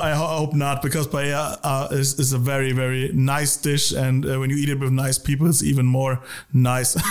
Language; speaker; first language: English; non-native, fluent; German